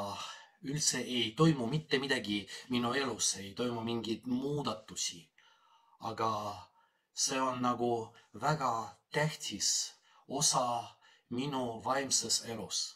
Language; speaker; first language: Estonian; non-native, fluent; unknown